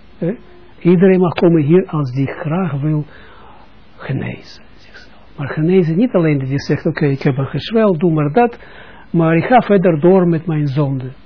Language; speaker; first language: Dutch; non-native, fluent; Russian